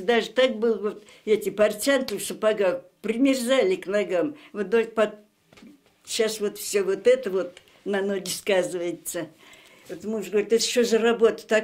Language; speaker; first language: Russian; native; Russian